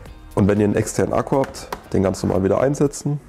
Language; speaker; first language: German; native; German